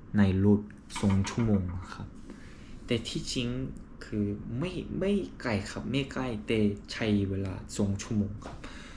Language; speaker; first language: Thai; non-native, learner; Korean